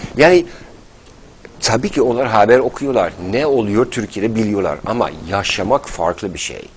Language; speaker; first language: Turkish; non-native, fluent; Dutch